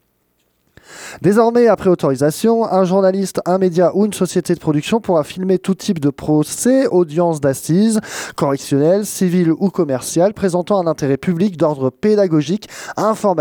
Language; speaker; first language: French; native; French